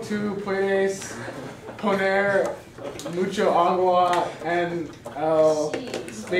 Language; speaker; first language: Spanish; non-native, learner; English